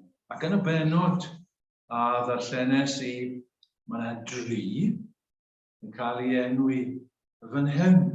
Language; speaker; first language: Welsh; native; Welsh